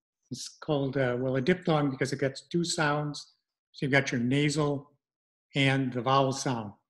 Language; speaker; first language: English; native; English